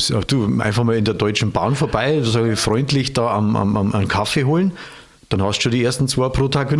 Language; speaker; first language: German; native; German